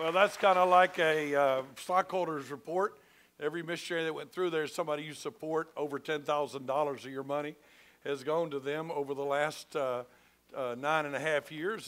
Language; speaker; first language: English; native; English